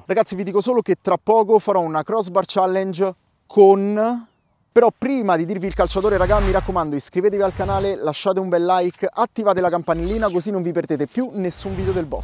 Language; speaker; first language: Italian; native; Italian